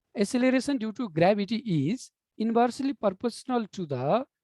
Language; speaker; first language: English; non-native, local second language; Nepali